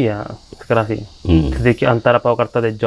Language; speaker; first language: Indonesian; non-native, fluent; Italian